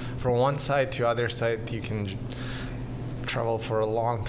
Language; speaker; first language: English; non-native, fluent; Russian